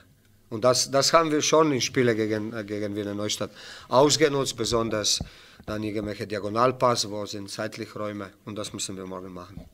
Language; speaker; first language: German; non-native, fluent; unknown